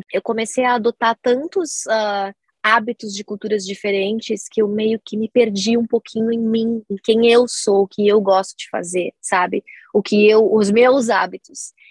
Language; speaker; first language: Portuguese; native; Portuguese